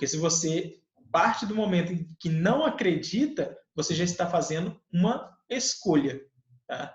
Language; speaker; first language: Portuguese; native; Portuguese